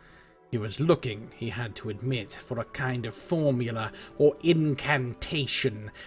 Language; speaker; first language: English; native; English